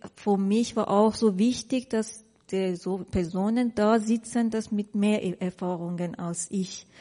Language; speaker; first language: German; non-native, learner; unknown